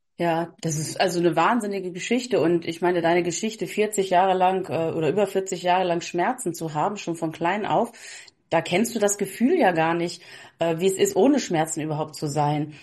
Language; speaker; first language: German; native; German